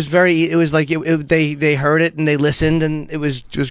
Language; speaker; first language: English; native; English